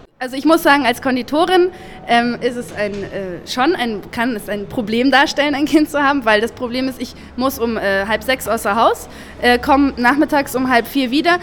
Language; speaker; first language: German; native; German